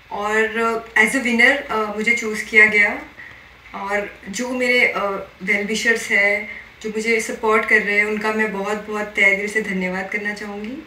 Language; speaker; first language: Hindi; non-native, local second language; Marathi